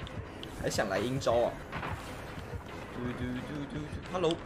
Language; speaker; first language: Chinese; native; Chinese